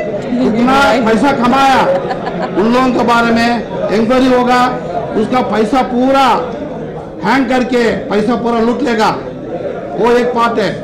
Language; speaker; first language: Hindi; non-native, local second language; Telugu